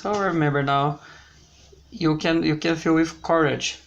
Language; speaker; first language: English; non-native, learner; Portuguese